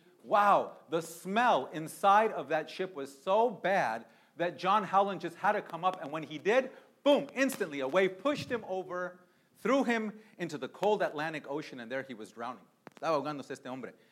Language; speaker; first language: English; early bilingual, other home language; Spanish